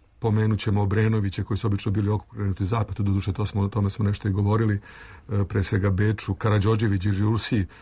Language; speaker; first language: Serbian; native; Serbian